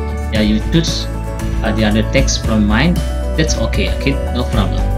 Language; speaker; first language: English; non-native, learner; Indonesian